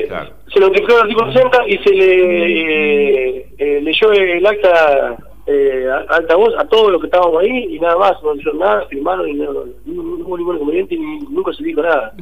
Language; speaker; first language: Spanish; native; Spanish